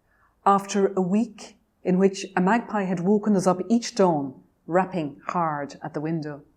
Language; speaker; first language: English; native; English